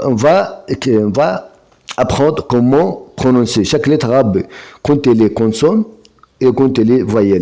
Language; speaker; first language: French; non-native, fluent; Arabic